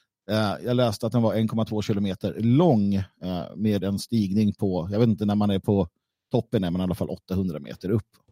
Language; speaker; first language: Swedish; native; Swedish